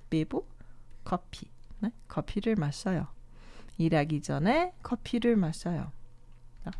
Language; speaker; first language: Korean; non-native, fluent; Portuguese